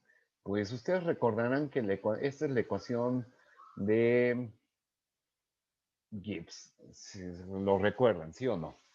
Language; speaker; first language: Spanish; native; Spanish